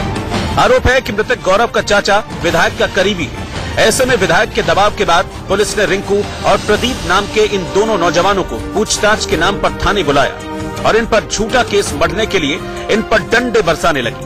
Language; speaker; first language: Hindi; native; Hindi